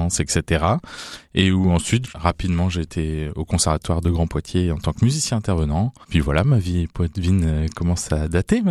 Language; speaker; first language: French; native; French